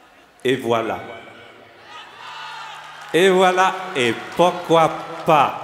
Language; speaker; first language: French; non-native, learner; English